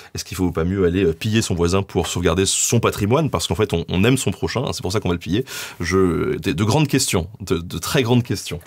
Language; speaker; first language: French; native; French